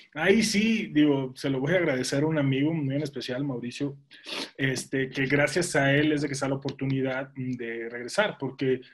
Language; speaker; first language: Spanish; native; Spanish